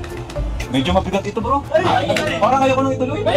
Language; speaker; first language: Filipino; native; Filipino